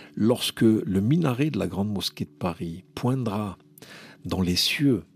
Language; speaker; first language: French; non-native, local second language; Arabic